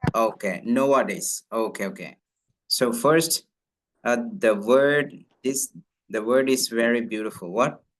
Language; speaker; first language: English; non-native, local second language; Malayalam